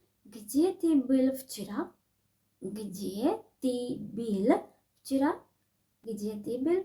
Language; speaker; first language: Russian; non-native, fluent; Sinhala